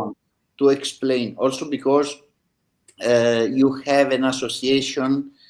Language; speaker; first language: English; non-native, learner; Italian